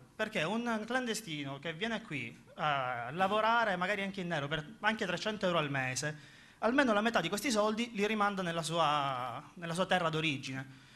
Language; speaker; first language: Italian; native; Italian